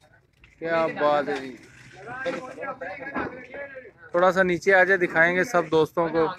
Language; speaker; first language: Hindi; non-native, local second language; Punjabi